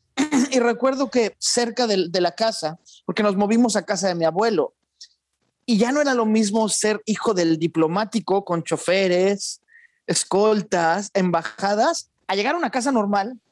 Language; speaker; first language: Spanish; native; Spanish